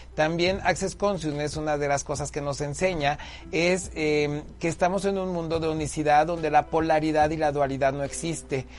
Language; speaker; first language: Spanish; native; Spanish